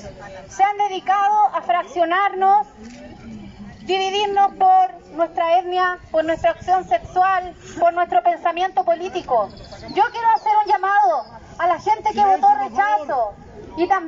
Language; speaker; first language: Spanish; native; Spanish